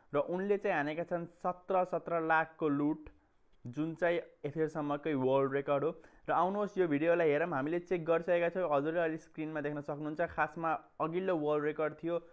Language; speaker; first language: Nepali; native; Nepali